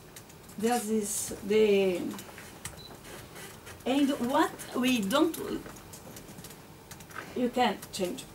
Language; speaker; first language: English; non-native, learner; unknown